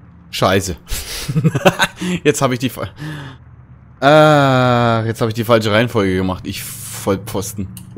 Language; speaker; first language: German; native; German